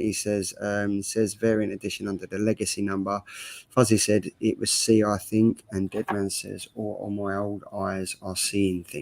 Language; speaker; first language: English; native; English